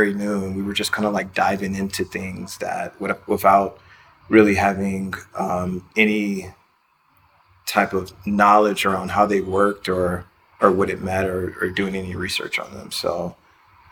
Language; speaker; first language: English; native; English